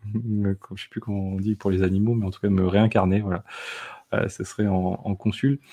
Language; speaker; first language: French; native; French